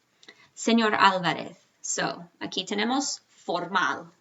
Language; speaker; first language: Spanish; non-native, fluent; English